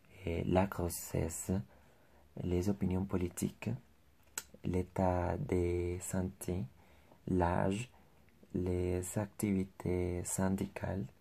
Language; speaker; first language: French; non-native, learner; Spanish